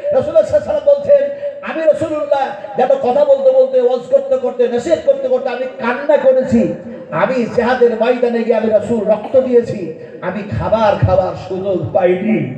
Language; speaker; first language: Bangla; non-native, local second language; Urdu